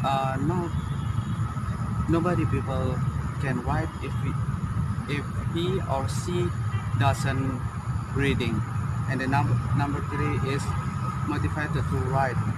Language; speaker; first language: English; non-native, learner; Indonesian